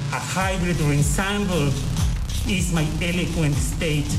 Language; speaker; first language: English; non-native, fluent; Spanish